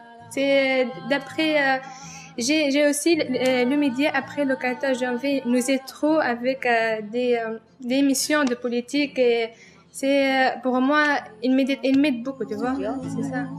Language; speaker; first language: French; non-native, local second language; Arabic